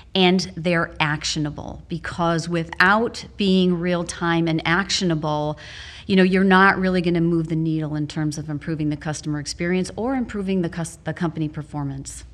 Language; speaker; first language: English; native; English